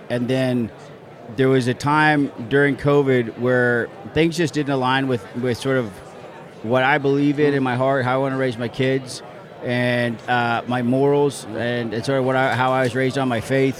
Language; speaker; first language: English; native; English